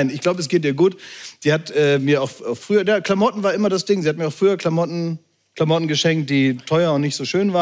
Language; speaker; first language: German; native; German